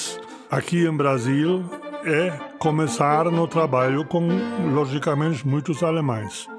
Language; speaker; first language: Portuguese; non-native, fluent; German